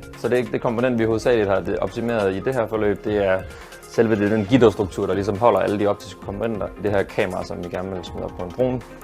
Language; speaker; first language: Danish; native; Danish